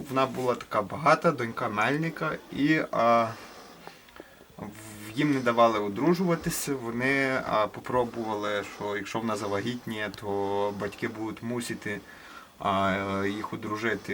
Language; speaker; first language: Ukrainian; native; Ukrainian